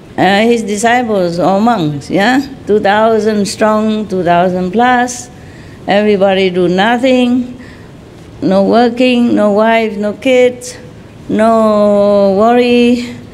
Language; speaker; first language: English; non-native, fluent; Vietnamese